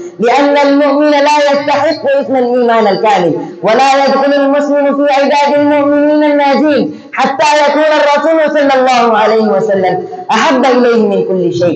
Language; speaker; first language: Arabic; non-native, learner; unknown